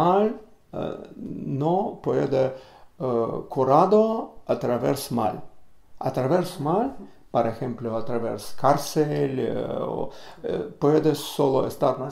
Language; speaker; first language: Spanish; non-native, learner; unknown